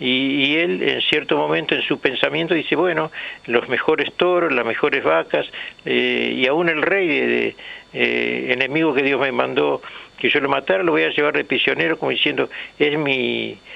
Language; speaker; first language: Spanish; native; Spanish